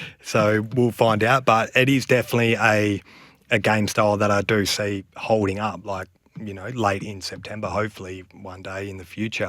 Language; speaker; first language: English; native; English